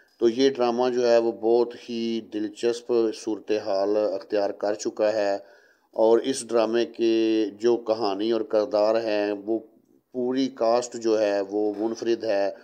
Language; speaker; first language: Urdu; non-native, local second language; Punjabi